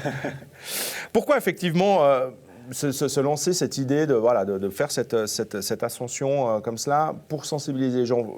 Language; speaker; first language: French; native; French